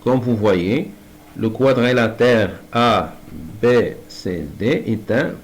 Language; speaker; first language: French; non-native, local second language; Arabic